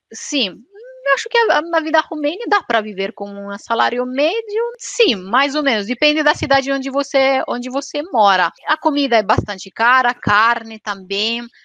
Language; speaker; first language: Portuguese; non-native, fluent; Romanian